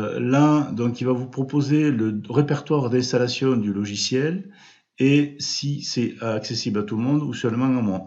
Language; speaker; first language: French; native; French